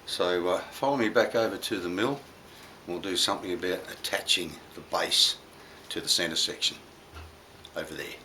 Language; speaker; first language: English; native; English